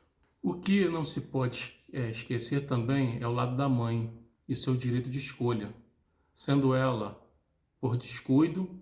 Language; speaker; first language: Portuguese; native; Portuguese